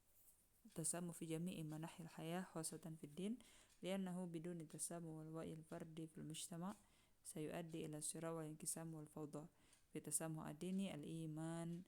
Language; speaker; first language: Arabic; non-native, fluent; Indonesian